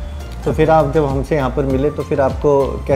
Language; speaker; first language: Hindi; native; Hindi